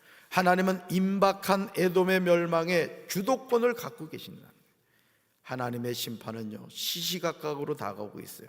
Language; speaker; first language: Korean; native; Korean